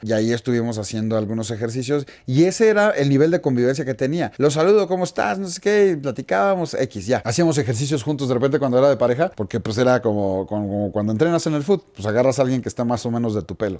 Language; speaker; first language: Spanish; native; Spanish